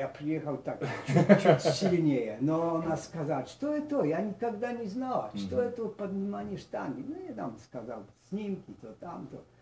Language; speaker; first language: Russian; non-native, learner; Polish